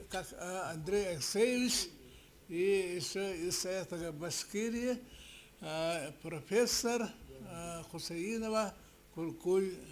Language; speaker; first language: Russian; non-native, local second language; Yakut